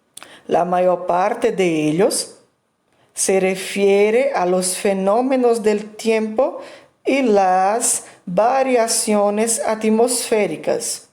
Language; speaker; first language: Spanish; non-native, fluent; Portuguese